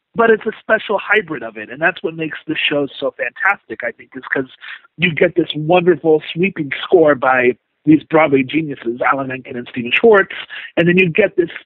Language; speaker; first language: English; native; English